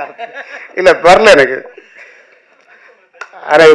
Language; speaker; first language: Tamil; native; Tamil